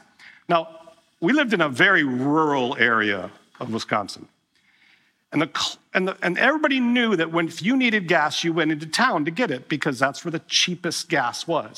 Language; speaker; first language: English; native; English